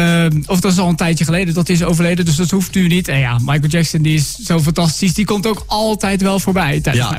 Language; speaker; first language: Dutch; native; Dutch